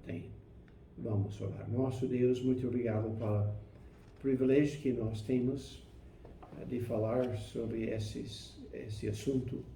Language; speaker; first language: Portuguese; non-native, fluent; English